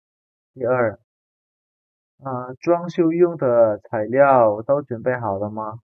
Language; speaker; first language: Chinese; non-native, fluent; Indonesian